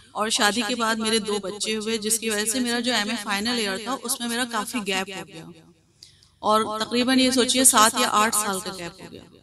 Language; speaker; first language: Hindi; native; Hindi